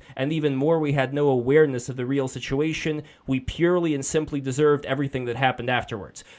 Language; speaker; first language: English; non-native, fluent; Russian